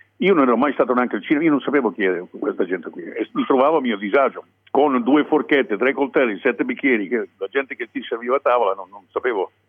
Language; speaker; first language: Italian; non-native, fluent; English